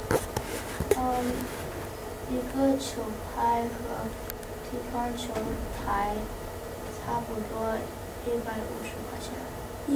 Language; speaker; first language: Chinese; non-native, learner; English